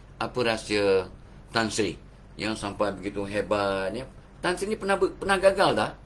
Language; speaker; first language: Malay; native; Malay